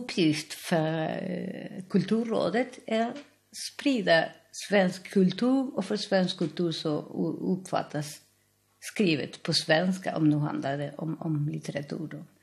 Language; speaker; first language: Swedish; non-native, fluent; Spanish